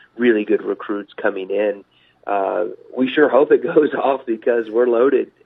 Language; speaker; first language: English; native; English